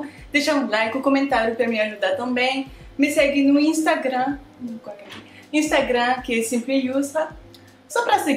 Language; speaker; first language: Portuguese; non-native, fluent; French